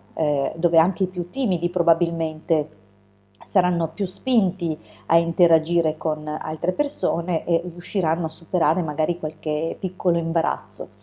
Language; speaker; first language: Italian; native; Italian